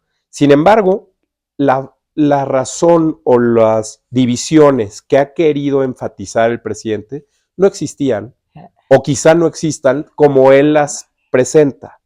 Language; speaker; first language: Spanish; native; Spanish